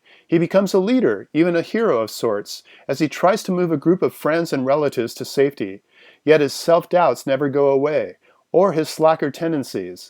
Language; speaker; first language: English; native; English